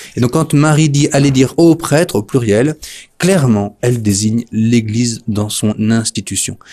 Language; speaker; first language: French; native; French